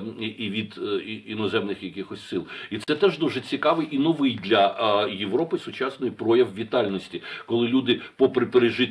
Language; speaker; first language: Ukrainian; native; Ukrainian